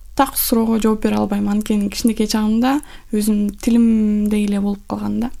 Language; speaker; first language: Kyrgyz; non-native, local second language; Russian